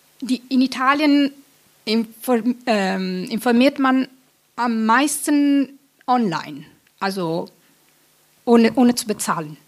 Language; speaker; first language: German; non-native, fluent; Italian